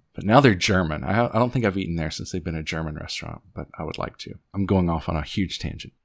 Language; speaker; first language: English; native; English